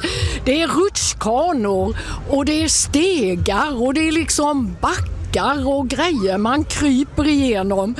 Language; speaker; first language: Swedish; native; Swedish